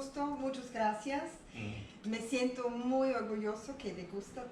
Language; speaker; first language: Spanish; non-native, learner; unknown